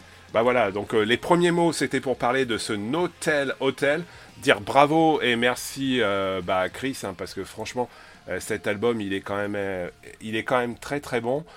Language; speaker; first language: French; native; French